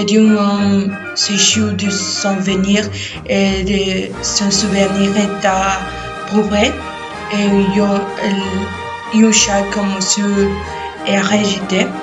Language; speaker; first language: French; non-native, learner; Spanish